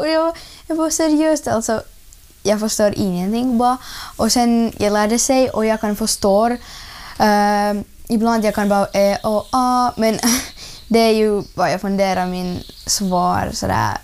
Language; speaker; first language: Swedish; early bilingual, other home language; Russian